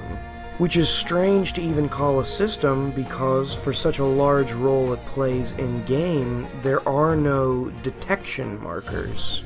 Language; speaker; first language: English; native; English